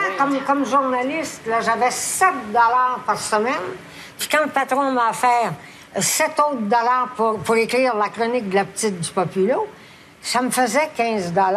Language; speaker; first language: French; native; French